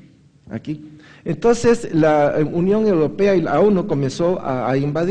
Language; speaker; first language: Spanish; native; Spanish